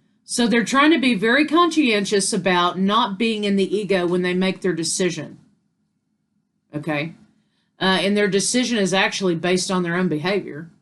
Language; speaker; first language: English; native; English